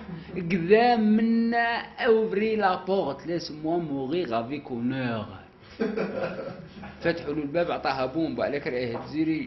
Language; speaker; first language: Arabic; native; Arabic